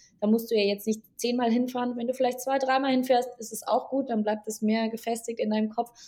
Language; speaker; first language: German; native; German